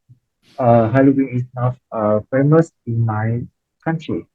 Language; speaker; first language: English; non-native, learner; Vietnamese